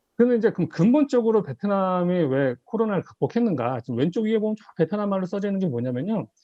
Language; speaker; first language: Korean; native; Korean